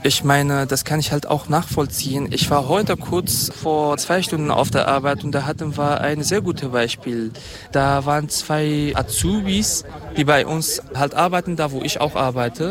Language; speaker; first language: German; non-native, fluent; Kurdish